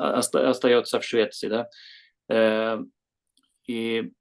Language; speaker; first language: Russian; non-native, fluent; Swedish